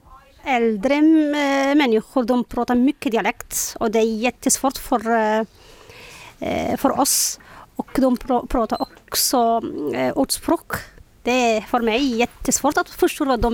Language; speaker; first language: Swedish; non-native, learner; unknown